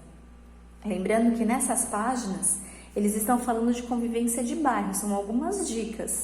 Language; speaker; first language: Portuguese; native; Portuguese